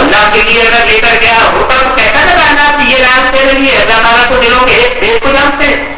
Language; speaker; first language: Urdu; non-native, local second language; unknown